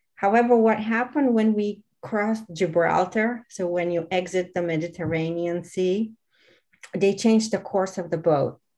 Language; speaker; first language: English; non-native, fluent; Bulgarian